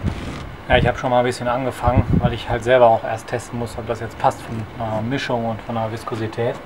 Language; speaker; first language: German; native; German